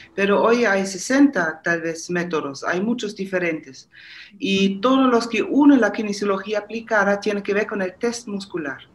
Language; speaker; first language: Spanish; non-native, fluent; German